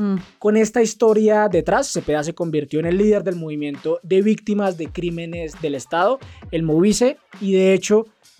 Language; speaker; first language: Spanish; native; Spanish